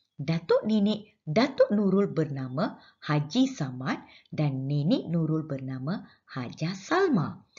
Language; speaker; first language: Malay; non-native, local second language; Tamil